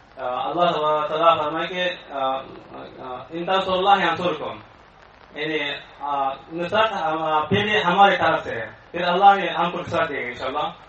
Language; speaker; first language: Urdu; non-native, learner; Persian